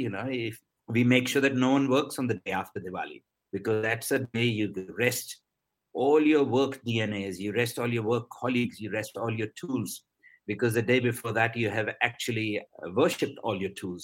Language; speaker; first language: English; non-native, local second language; Hindi